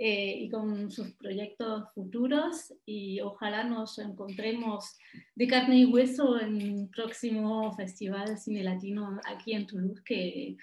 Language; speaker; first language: Spanish; non-native, fluent; French